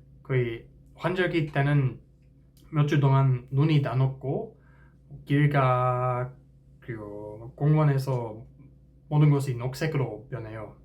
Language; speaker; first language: Korean; non-native, fluent; English